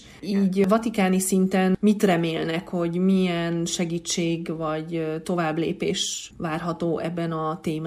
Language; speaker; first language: Hungarian; native; Hungarian